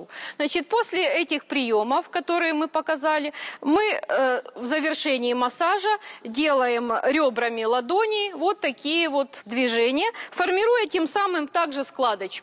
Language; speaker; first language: Russian; native; Russian